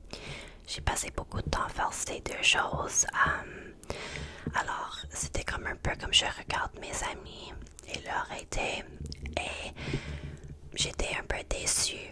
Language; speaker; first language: French; non-native, learner; English